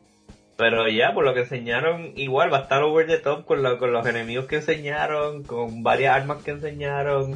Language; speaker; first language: Spanish; native; Spanish